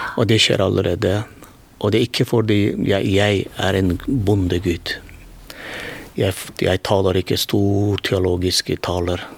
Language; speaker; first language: Norwegian; non-native, fluent; Turkmen